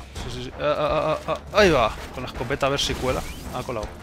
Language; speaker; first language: Spanish; native; Spanish